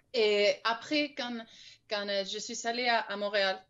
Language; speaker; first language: French; non-native, fluent; Spanish